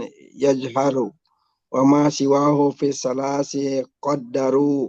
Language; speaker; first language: Arabic; non-native, learner; Indonesian